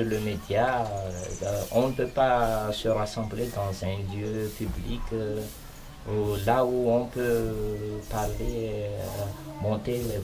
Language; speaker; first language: French; non-native, local second language; Malagasy